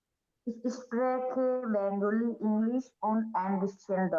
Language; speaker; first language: German; non-native, learner; Bangla